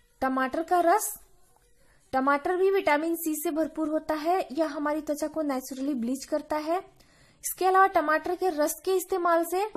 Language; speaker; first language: Hindi; native; Hindi